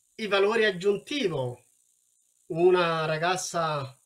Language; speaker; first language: Italian; non-native, learner; Wolaytta